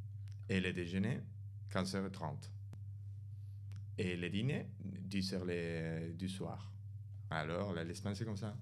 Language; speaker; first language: French; non-native, fluent; Spanish